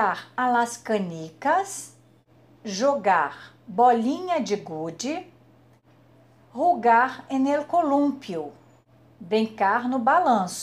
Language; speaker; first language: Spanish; non-native, fluent; Portuguese